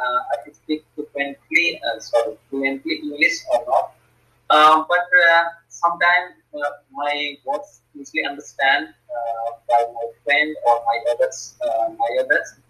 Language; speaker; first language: English; non-native, learner; Hindi